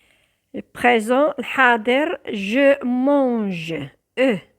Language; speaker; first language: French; non-native, local second language; Arabic